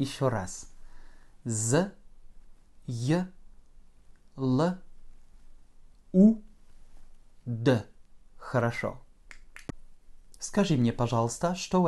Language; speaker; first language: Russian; non-native, fluent; French